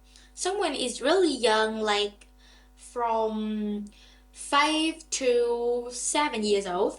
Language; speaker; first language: English; non-native, learner; Vietnamese